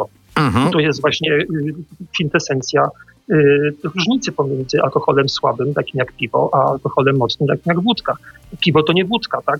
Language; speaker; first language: Polish; native; Polish